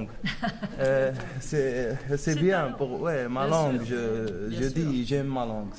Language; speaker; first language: French; non-native, learner; Arabic